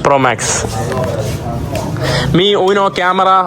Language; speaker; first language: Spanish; non-native, learner; Malayalam